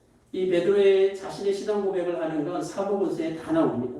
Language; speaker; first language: Korean; native; Korean